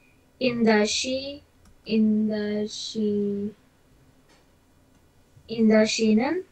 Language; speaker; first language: Korean; non-native, learner; Indonesian